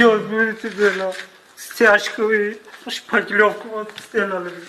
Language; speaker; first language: Russian; non-native, learner; Tajik